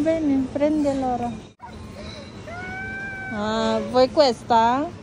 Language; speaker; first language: Italian; non-native, fluent; Filipino